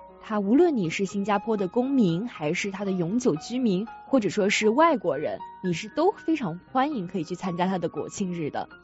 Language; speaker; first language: Chinese; native; Chinese